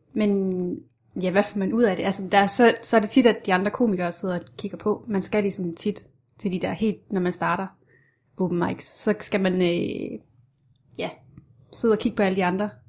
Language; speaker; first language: Danish; native; Danish